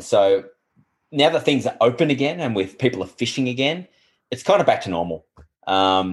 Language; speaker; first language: English; native; English